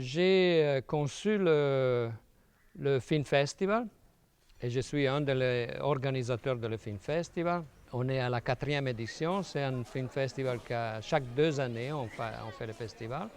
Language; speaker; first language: French; non-native, fluent; Italian